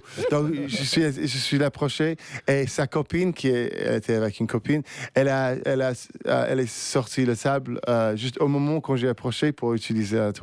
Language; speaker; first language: French; non-native, fluent; English